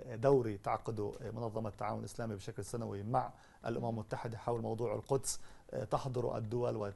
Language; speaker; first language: Arabic; native; Arabic